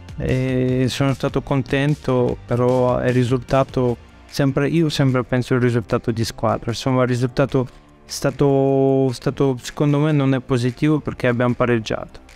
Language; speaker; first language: Italian; non-native, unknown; Russian